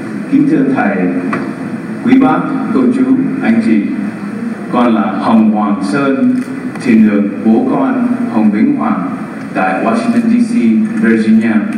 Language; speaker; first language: Vietnamese; early bilingual, heritage; Vietnamese